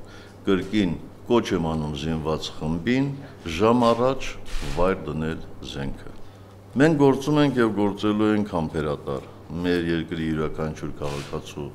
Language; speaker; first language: Armenian; native; Armenian